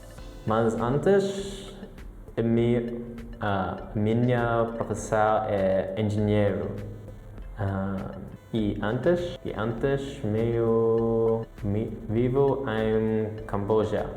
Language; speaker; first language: Portuguese; non-native, learner; English